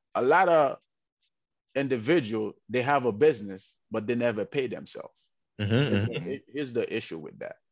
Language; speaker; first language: English; early bilingual, heritage; English